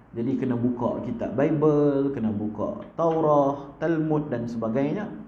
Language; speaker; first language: Malay; native; Malay